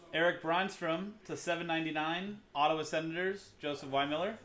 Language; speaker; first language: English; native; English